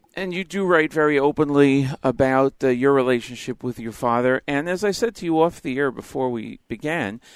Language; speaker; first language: English; native; English